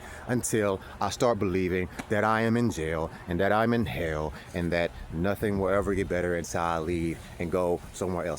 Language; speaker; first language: English; native; English